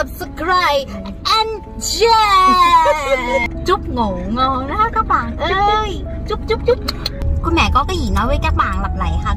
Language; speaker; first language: Vietnamese; early bilingual, heritage; Vietnamese